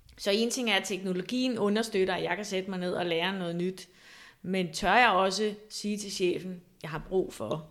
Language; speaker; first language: Danish; native; Danish